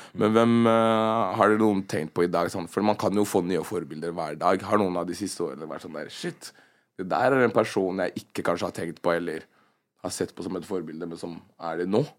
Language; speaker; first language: Norwegian; early bilingual, other home language; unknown